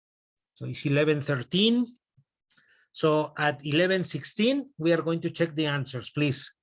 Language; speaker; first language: English; non-native, fluent; Spanish